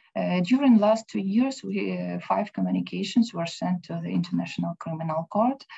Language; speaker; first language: English; non-native, learner; Ukrainian